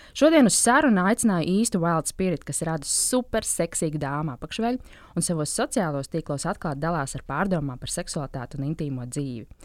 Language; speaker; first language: Latvian; native; Latvian